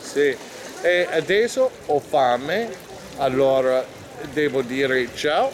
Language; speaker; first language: Italian; non-native, learner; English